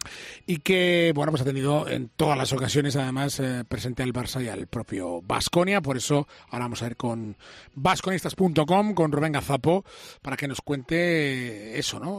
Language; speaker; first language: Spanish; native; Spanish